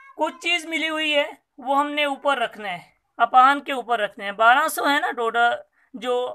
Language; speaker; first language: Urdu; non-native, local second language; Sindhi